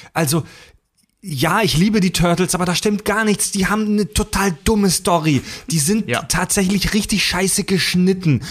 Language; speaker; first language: German; native; German